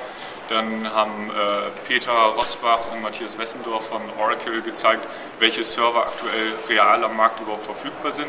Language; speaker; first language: German; native; German